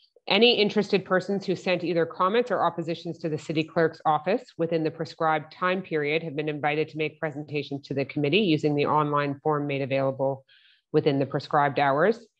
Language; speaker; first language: English; native; English